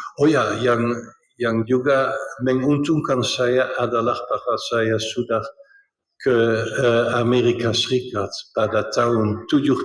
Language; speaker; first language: Indonesian; non-native, fluent; Dutch